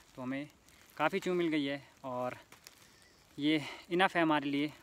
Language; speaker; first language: Hindi; native; Hindi